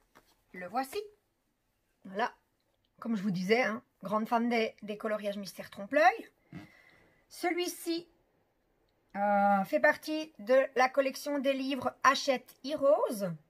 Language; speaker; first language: French; native; French